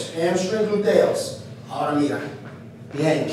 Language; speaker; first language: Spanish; early bilingual, heritage; Spanish